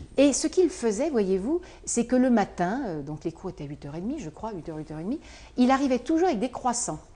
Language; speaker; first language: French; native; French